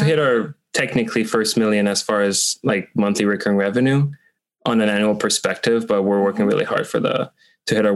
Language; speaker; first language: English; non-native, fluent; French